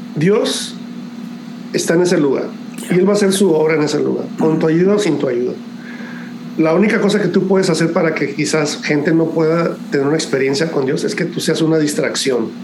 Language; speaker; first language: Spanish; native; Spanish